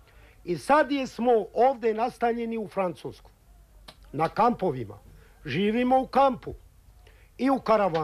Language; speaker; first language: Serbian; non-native, local second language; Romany